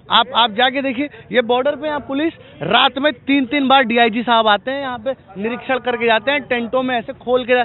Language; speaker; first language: Hindi; native; Hindi